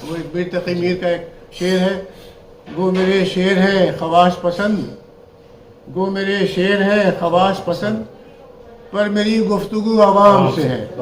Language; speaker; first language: Urdu; native; Urdu